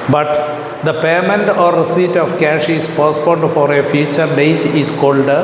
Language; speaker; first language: English; non-native, local second language; Malayalam